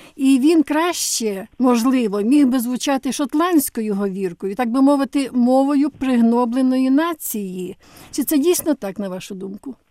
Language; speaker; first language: Ukrainian; native; Ukrainian